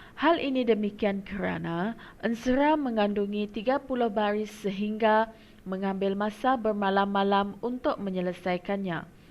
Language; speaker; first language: Malay; non-native, local second language; Iban